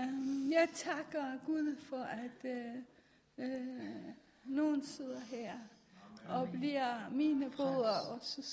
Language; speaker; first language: Danish; non-native, fluent; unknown